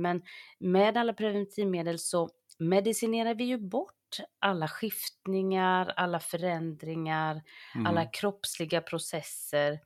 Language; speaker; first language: Swedish; native; Swedish